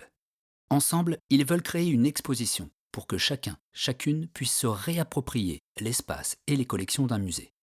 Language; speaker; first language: French; native; French